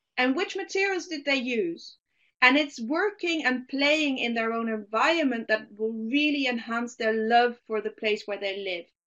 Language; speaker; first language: English; non-native, fluent; Dutch